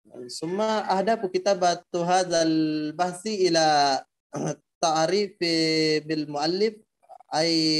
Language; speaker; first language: Arabic; non-native, learner; Indonesian